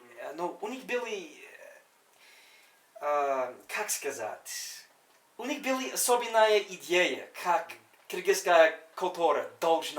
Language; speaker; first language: Russian; non-native, fluent; English